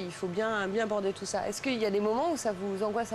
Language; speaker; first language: French; native; French